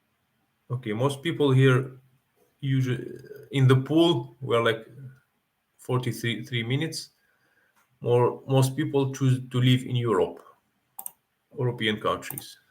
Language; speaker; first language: English; non-native, fluent; Arabic